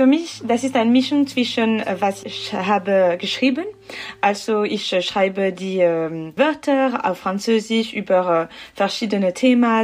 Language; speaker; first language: German; non-native, learner; French